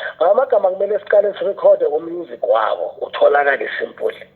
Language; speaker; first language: Zulu; non-native, local second language; South Ndebele